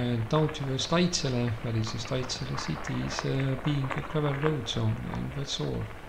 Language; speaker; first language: English; non-native, learner; Estonian